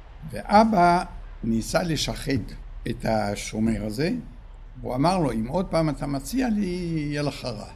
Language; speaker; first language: Hebrew; early bilingual, other home language; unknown